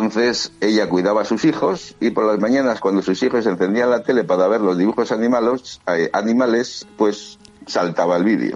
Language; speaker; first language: Spanish; native; Spanish